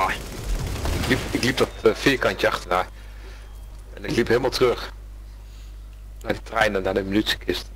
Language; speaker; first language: Dutch; native; Dutch